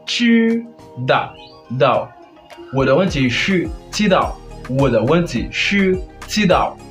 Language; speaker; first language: Chinese; non-native, fluent; French